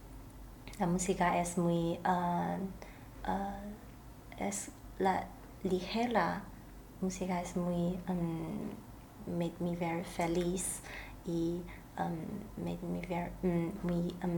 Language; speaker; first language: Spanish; non-native, learner; Chinese